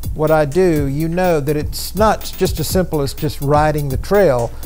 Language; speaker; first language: English; native; English